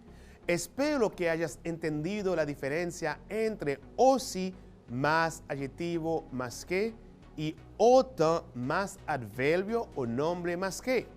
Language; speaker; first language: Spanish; non-native, fluent; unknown